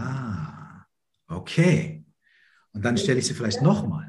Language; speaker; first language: German; native; German